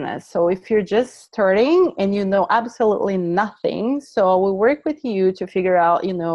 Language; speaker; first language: English; non-native, fluent; Portuguese